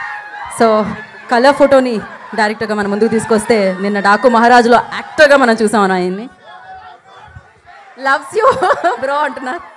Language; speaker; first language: Telugu; native; Telugu